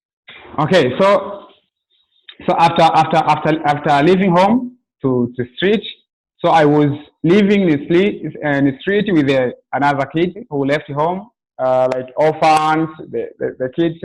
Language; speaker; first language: English; non-native, local second language; Swahili